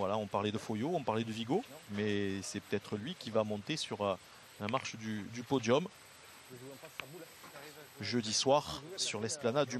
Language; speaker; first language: French; native; French